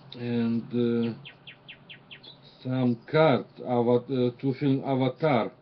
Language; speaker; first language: English; non-native, learner; Russian